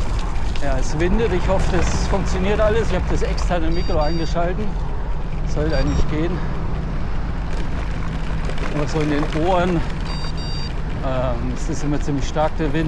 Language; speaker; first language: German; native; German